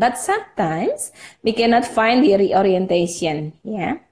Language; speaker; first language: English; non-native, fluent; Indonesian